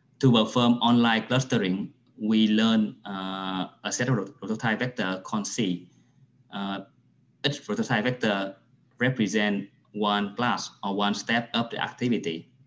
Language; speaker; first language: English; non-native, fluent; Vietnamese